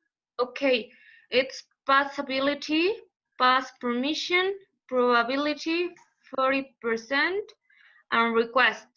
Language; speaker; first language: English; non-native, learner; Spanish